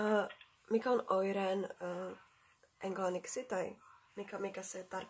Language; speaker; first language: Finnish; non-native, learner; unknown